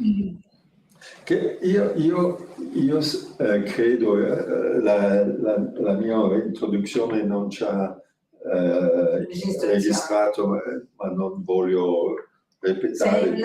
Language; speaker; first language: Italian; non-native, fluent; French